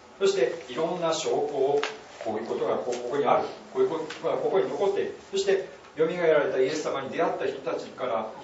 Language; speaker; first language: Japanese; native; Japanese